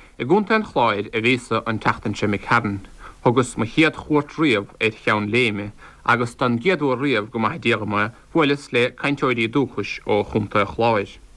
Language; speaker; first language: Irish; native; Irish